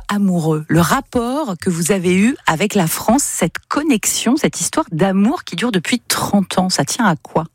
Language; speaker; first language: French; native; French